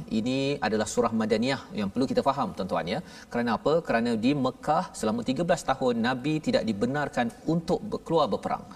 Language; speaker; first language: Malay; native; Malay